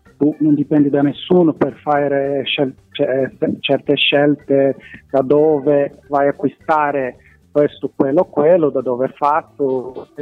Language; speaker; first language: Italian; non-native, fluent; Portuguese